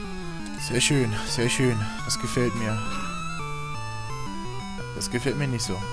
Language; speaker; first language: German; native; German